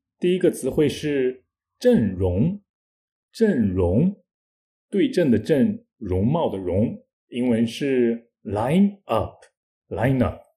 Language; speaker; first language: Chinese; native; Chinese